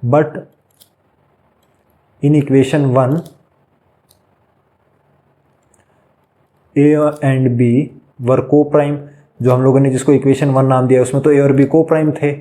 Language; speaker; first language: Hindi; native; Hindi